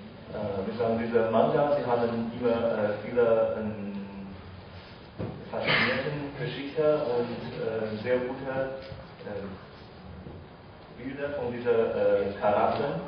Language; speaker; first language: German; non-native, fluent; Chinese